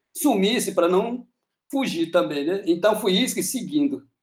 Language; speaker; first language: Portuguese; non-native, local second language; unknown